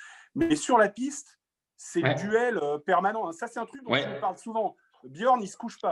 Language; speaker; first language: French; native; French